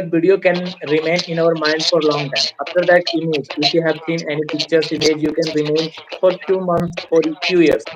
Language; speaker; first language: English; non-native, fluent; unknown